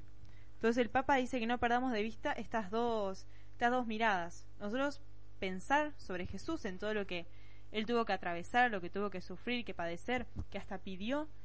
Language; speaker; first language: Spanish; native; Spanish